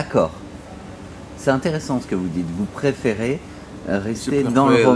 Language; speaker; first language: French; native; French